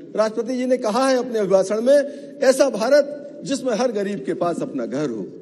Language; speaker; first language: Hindi; native; Hindi